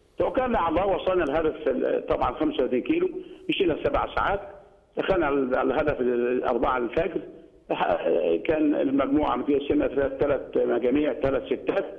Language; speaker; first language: Egyptian Arabic; native; Egyptian Arabic